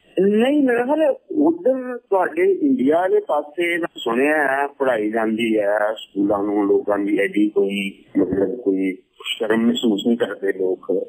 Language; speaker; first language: Punjabi; native; Punjabi